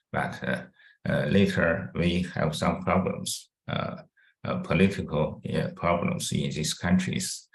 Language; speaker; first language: English; non-native, fluent; Chinese